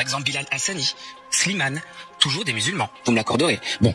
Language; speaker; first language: French; early bilingual, other home language; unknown